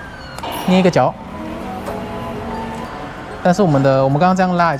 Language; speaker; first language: Chinese; native; Chinese